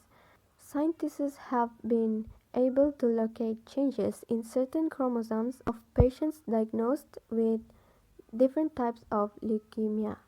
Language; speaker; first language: English; non-native, local second language; Malay